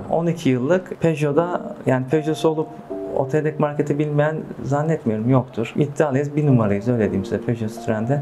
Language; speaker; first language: Turkish; native; Turkish